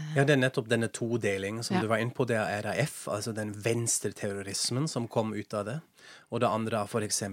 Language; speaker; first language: Norwegian; non-native, fluent; German